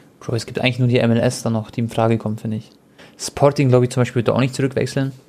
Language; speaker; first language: German; early bilingual, other home language; Croatian